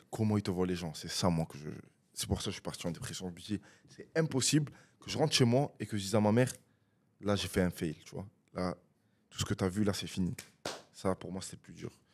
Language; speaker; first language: French; non-native, fluent; Italian